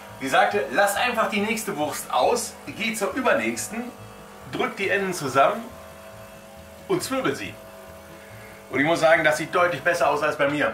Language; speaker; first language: German; native; German